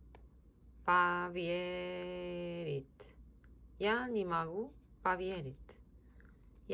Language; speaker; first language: Russian; non-native, learner; Korean